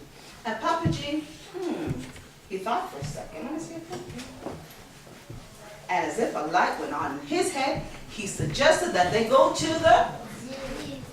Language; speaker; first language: English; early bilingual, other home language; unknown